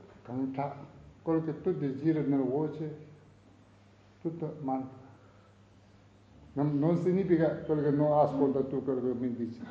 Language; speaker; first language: Italian; non-native, learner; Tibetan